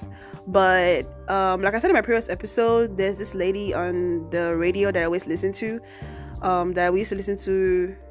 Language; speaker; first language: English; non-native, local second language; Igbo